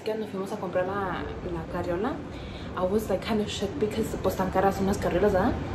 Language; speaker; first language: Spanish; early bilingual, heritage; Spanish